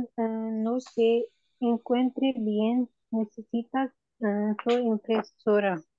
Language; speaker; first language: Spanish; non-native, learner; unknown